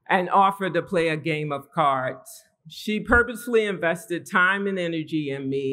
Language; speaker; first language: English; native; English